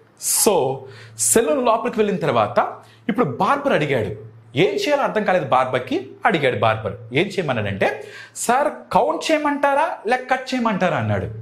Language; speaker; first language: Telugu; native; Telugu